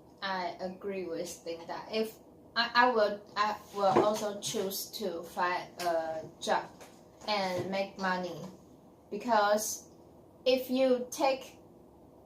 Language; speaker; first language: English; non-native, learner; Chinese